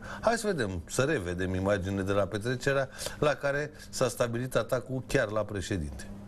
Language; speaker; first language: Romanian; native; Romanian